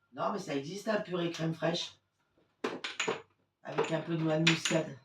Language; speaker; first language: French; native; French